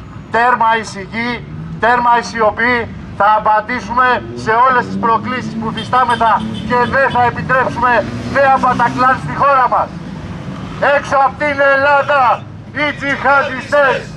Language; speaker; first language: Greek; native; Greek